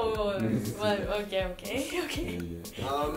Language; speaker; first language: English; non-native, learner; Japanese